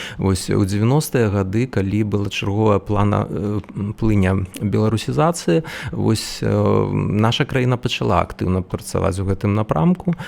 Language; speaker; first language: Belarusian; non-native, local second language; Russian